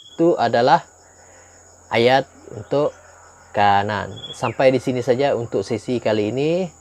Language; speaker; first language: Malay; non-native, local second language; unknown